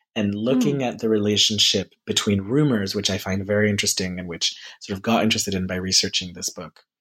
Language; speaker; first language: English; early bilingual, heritage; French